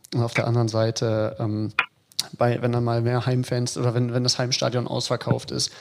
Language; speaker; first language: German; native; German